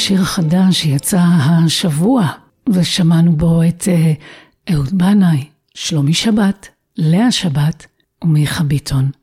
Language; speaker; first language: Hebrew; native; Hebrew